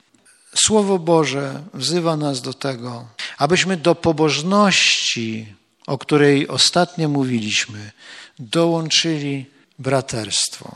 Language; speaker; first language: Polish; native; Polish